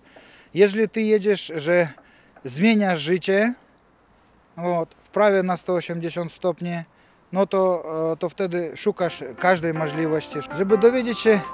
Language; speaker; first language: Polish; early bilingual, heritage; Ukrainian